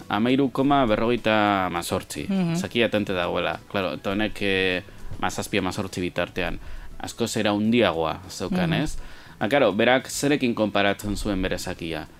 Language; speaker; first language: Basque; native; Basque